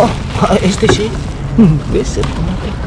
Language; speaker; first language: Spanish; non-native, learner; Filipino